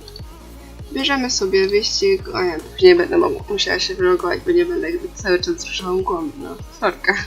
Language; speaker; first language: Polish; native; Polish